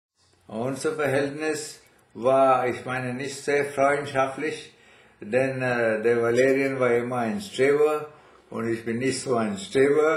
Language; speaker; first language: German; non-native, fluent; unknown